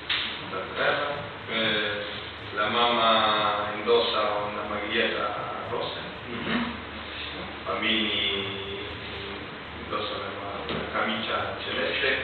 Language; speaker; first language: Italian; non-native, learner; Spanish